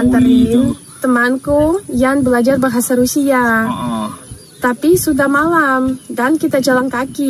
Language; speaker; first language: Indonesian; non-native, fluent; Russian